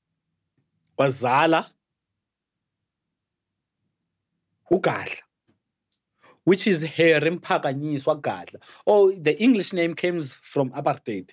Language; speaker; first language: English; non-native, local second language; Xhosa